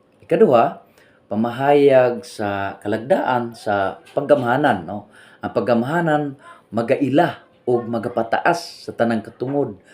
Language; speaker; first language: Cebuano; non-native, local second language; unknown